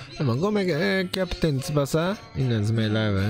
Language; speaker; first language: Italian; non-native, learner; Japanese